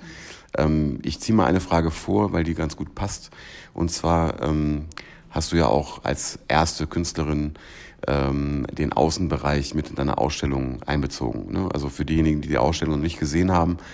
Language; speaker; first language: German; native; German